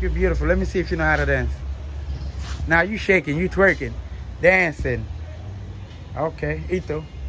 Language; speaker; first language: English; native; English